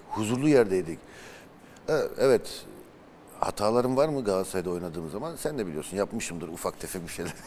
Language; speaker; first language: Turkish; early bilingual, heritage; Turkish